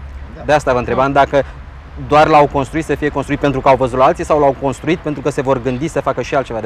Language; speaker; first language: Romanian; native; Romanian